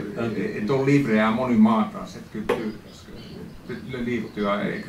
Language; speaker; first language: French; non-native, fluent; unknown